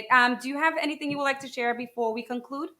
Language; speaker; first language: English; native; English